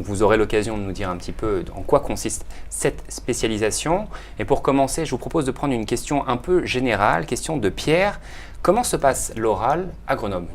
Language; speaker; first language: French; native; French